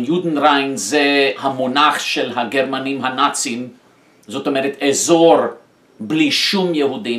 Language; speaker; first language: Hebrew; non-native, fluent; English